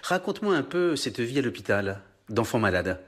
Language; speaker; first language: French; native; French